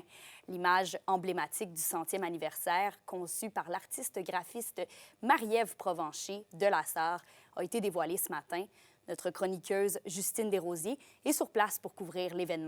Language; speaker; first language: French; native; French